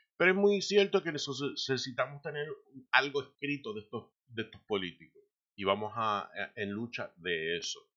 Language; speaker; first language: Spanish; native; Spanish